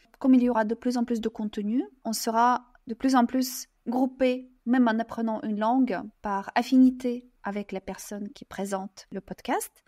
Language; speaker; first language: French; non-native, fluent; Russian